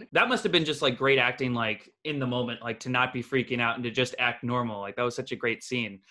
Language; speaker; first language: English; native; English